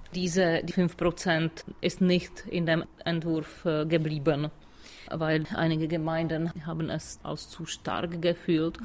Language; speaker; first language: German; non-native, fluent; Czech